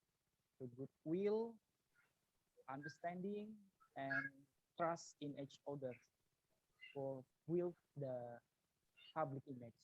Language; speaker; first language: English; non-native, learner; Indonesian